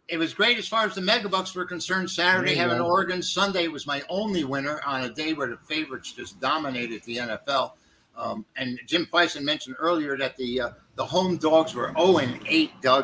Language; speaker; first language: English; native; English